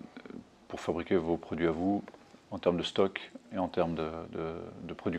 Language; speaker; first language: French; native; French